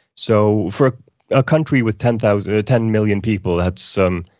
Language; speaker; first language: English; non-native, fluent; Icelandic